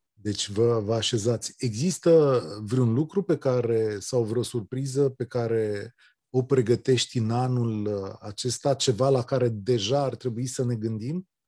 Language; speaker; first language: Romanian; native; Romanian